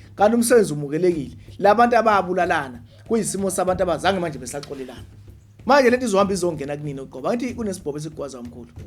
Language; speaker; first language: Zulu; native; Zulu